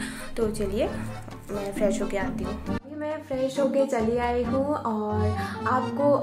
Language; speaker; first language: Hindi; non-native, local second language; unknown